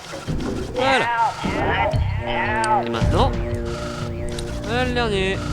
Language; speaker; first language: French; native; French